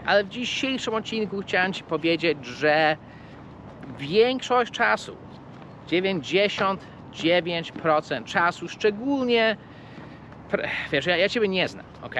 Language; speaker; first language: Polish; non-native, fluent; English